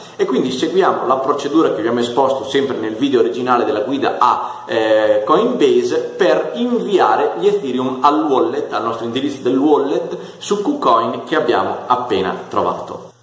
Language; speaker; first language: Italian; native; Italian